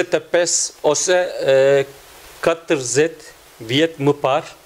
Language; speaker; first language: Albanian; non-native, learner; Turkish